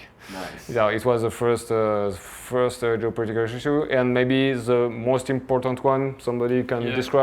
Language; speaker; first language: English; non-native, fluent; French